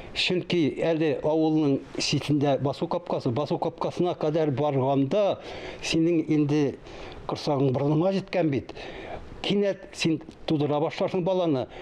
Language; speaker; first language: Tatar; native; Tatar